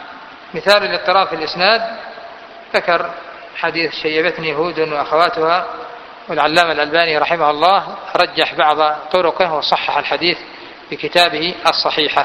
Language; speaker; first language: Arabic; native; Arabic